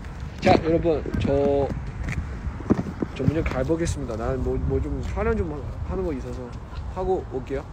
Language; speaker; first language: Korean; non-native, fluent; Chinese